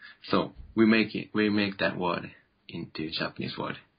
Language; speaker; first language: English; non-native, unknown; Japanese